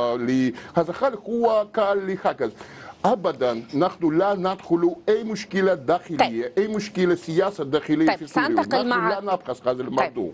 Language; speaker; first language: Arabic; non-native, learner; Russian